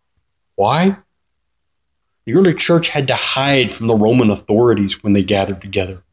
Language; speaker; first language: English; native; English